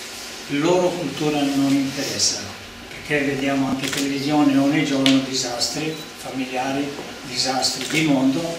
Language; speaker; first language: Italian; non-native, learner; Serbian